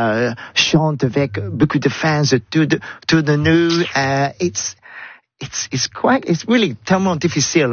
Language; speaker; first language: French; non-native, learner; English